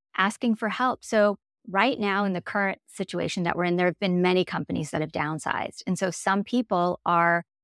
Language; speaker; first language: English; native; English